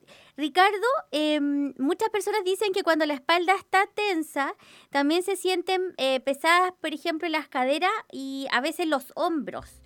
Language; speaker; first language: Spanish; native; Spanish